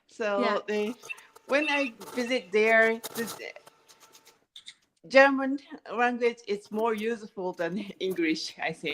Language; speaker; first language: English; non-native, learner; Japanese